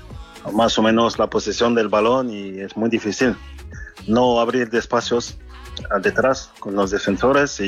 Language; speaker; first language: Spanish; non-native, learner; French